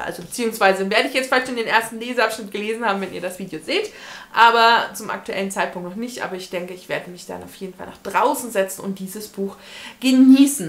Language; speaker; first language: German; native; German